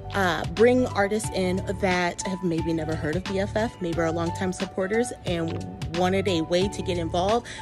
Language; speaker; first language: English; native; English